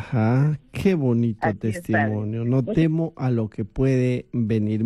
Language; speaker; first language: Spanish; native; Spanish